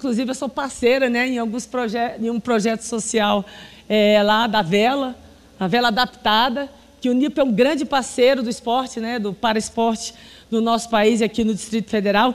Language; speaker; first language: Portuguese; native; Portuguese